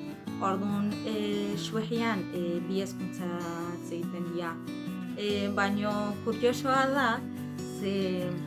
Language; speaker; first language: Basque; non-native, fluent; Arabic